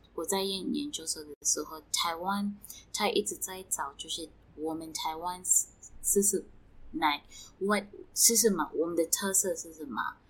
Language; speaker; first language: Chinese; non-native, fluent; Swati